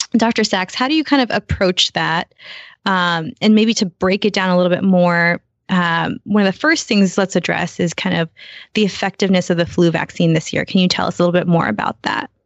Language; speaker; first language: English; early bilingual, other home language; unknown